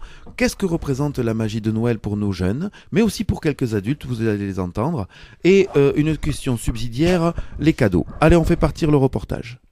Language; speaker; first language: French; native; French